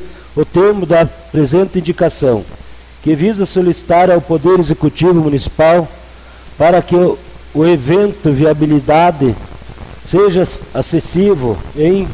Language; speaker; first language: Portuguese; native; Portuguese